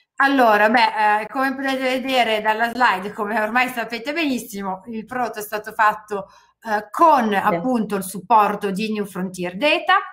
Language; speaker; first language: Italian; native; Italian